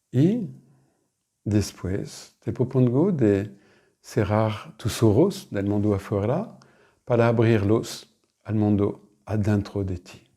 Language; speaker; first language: Spanish; non-native, fluent; French